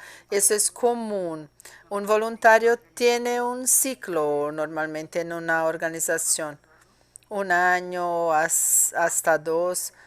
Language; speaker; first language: Spanish; non-native, fluent; Portuguese